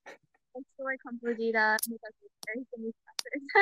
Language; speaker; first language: Spanish; non-native, learner; English